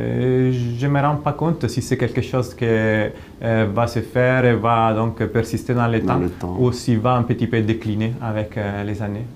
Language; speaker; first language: French; non-native, fluent; Italian